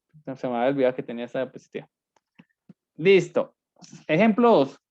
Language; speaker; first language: Spanish; native; Spanish